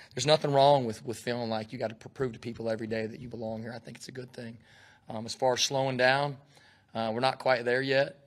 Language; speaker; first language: English; native; English